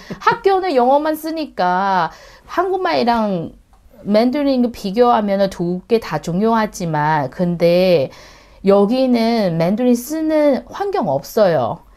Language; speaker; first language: Korean; non-native, learner; Chinese